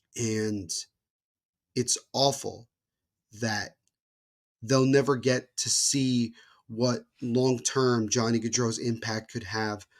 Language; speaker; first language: English; native; English